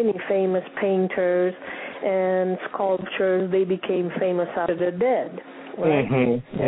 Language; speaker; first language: English; non-native, fluent; Italian